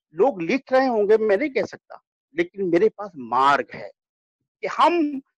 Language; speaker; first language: Hindi; native; Hindi